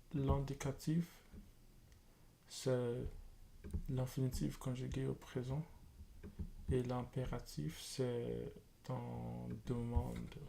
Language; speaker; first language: French; non-native, learner; English